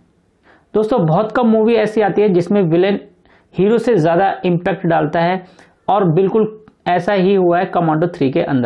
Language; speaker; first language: Hindi; native; Hindi